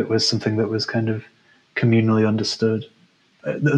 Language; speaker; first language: English; native; English